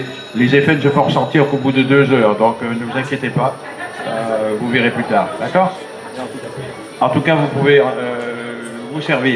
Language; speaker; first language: French; native; French